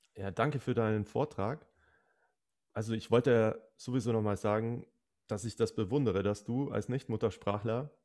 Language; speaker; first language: German; native; German